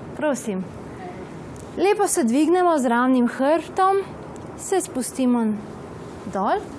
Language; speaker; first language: Slovenian; native; Slovenian